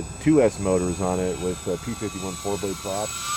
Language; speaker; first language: English; native; English